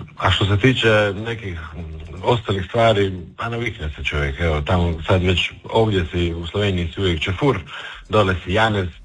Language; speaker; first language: Serbian; native; Serbian